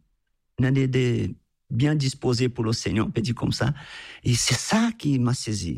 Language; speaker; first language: French; non-native, fluent; Portuguese